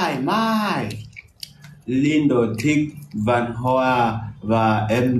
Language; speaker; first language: Vietnamese; non-native, fluent; Portuguese